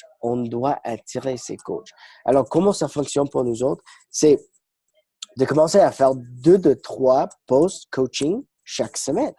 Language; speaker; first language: French; non-native, fluent; English